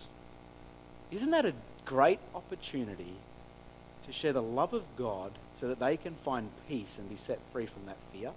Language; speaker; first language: English; native; English